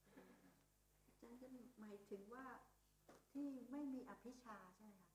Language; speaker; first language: Thai; native; Thai